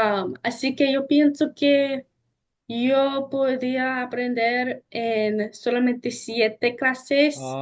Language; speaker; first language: Spanish; non-native, learner; English